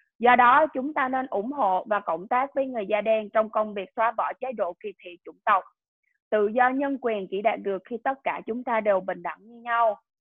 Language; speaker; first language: Vietnamese; early bilingual, heritage; Vietnamese